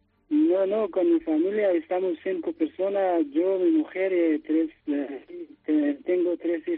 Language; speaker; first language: Spanish; non-native, learner; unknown